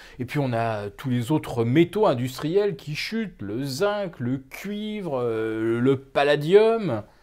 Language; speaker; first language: French; native; French